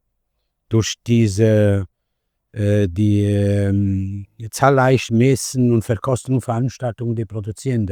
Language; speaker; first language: German; non-native, fluent; Italian